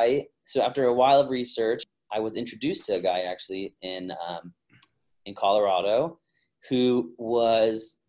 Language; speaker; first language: English; native; English